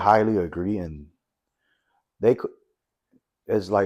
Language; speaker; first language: English; native; English